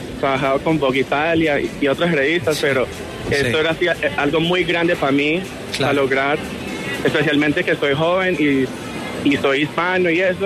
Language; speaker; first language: Spanish; early bilingual, heritage; Spanish